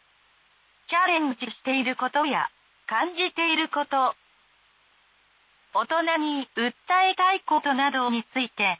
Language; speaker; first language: Japanese; native; Japanese